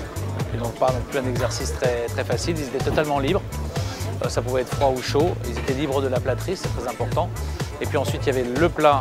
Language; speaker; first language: French; native; French